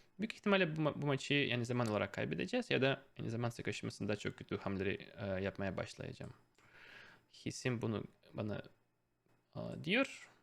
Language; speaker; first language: Turkish; non-native, fluent; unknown